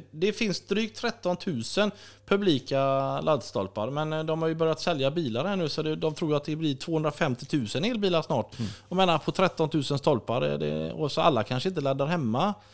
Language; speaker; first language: Swedish; native; Swedish